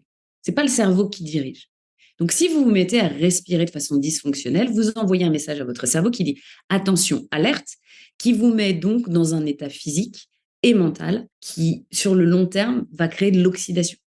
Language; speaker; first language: French; native; French